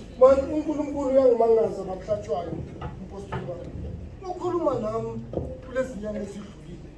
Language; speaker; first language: Zulu; native; Zulu